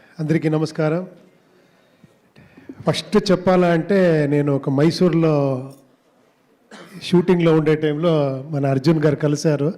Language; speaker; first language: Telugu; non-native, learner; Kannada